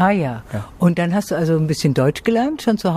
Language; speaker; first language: German; native; German